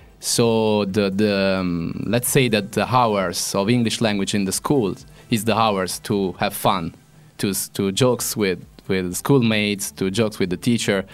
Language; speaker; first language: English; non-native, fluent; Italian